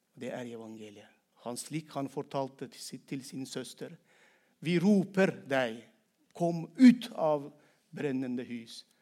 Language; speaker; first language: Norwegian; non-native, fluent; Turkmen